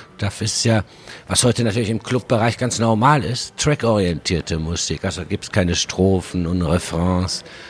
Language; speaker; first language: German; early bilingual, other home language; Spanish